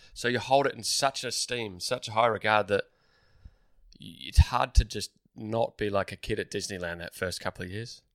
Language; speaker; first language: English; native; English